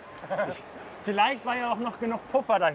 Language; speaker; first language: German; native; German